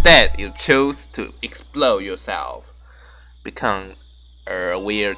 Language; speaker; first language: English; non-native, learner; Chinese